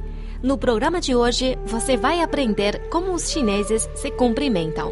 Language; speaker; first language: Portuguese; non-native, fluent; Chinese